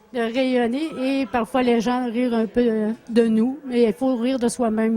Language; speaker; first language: French; native; French